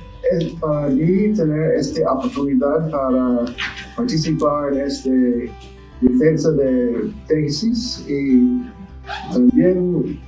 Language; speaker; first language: Spanish; non-native, learner; English